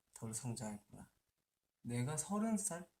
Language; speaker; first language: Korean; native; Korean